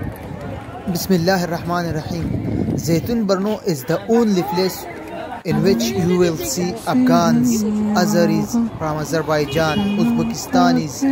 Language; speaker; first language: English; non-native, fluent; Pashto